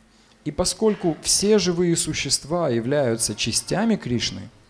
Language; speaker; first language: Russian; native; Russian